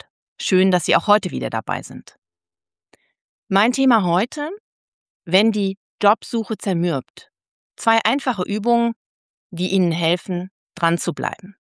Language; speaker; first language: German; native; German